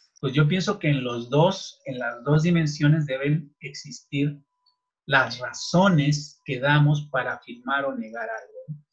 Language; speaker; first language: Spanish; native; Spanish